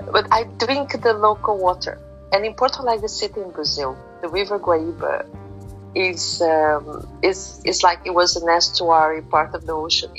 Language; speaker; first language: English; non-native, fluent; Portuguese